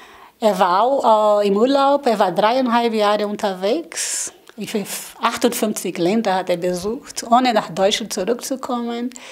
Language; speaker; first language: German; non-native, learner; Portuguese